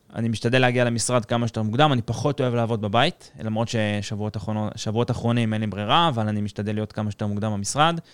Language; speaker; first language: Hebrew; native; Hebrew